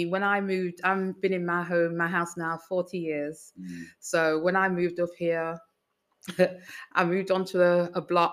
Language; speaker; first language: English; native; English